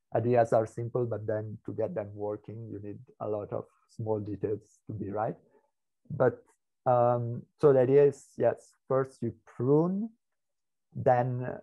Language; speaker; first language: English; non-native, fluent; Italian